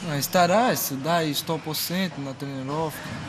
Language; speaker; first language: Russian; non-native, learner; Portuguese